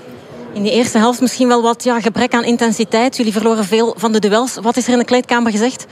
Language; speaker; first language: Dutch; native; Dutch